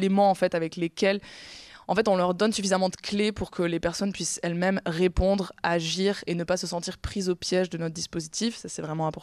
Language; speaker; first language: French; native; French